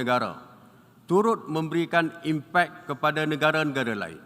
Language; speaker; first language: Malay; native; Malay